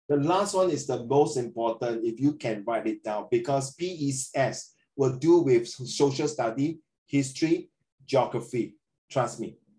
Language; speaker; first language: English; non-native, local second language; Chinese